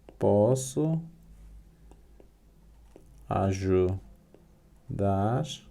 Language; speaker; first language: Portuguese; non-native, fluent; Turkish